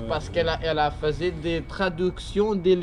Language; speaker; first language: French; non-native, fluent; Portuguese